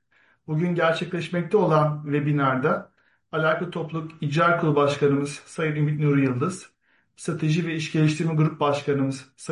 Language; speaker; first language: Turkish; native; Turkish